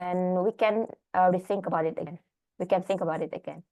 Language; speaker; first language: English; non-native, learner; Indonesian